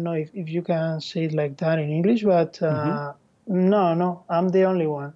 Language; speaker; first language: English; non-native, fluent; Spanish